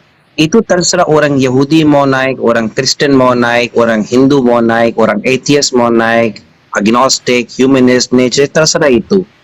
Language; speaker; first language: Indonesian; non-native, learner; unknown